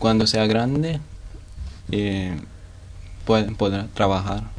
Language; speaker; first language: Spanish; non-native, local second language; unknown